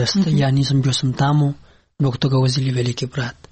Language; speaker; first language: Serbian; non-native, learner; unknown